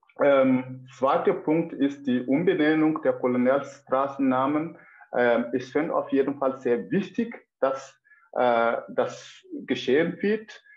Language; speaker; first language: German; non-native, fluent; Mossi